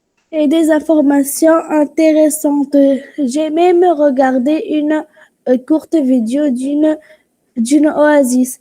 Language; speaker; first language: French; non-native, local second language; Arabic